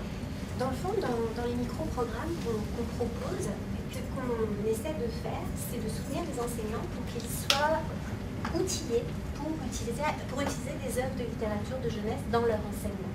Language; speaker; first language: French; native; French